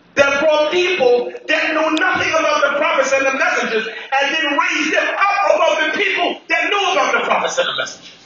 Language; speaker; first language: English; native; English